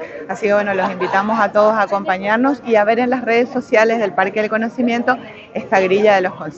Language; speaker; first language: Spanish; native; Spanish